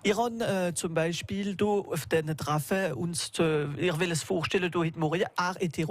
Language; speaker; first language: German; native; German